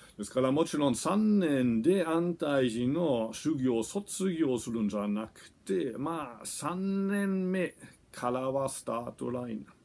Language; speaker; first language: Japanese; non-native, fluent; German